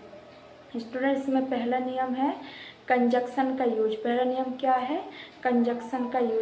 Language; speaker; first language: Hindi; native; Hindi